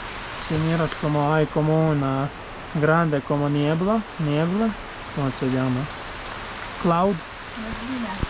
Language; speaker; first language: Spanish; non-native, learner; Croatian